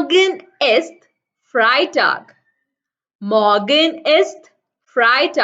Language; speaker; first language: German; non-native, fluent; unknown